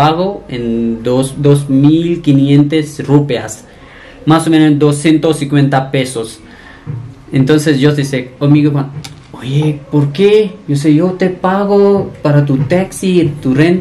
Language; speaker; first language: Spanish; non-native, learner; Punjabi